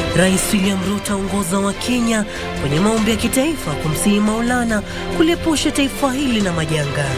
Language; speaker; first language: Swahili; non-native, local second language; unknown